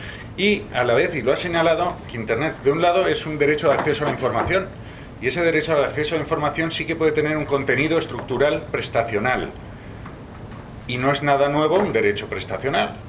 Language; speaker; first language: Spanish; native; Spanish